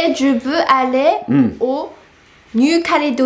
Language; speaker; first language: French; non-native, learner; Japanese